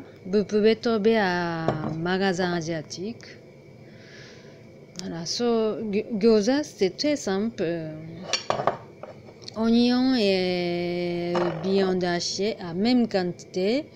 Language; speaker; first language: French; non-native, learner; Japanese